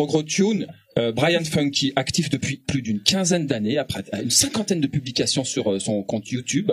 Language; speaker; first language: French; native; French